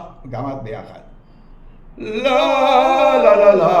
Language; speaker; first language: Hebrew; non-native, learner; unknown